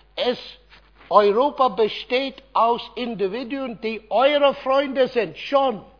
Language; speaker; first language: German; non-native, fluent; English